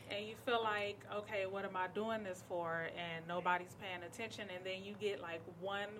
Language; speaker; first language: English; native; English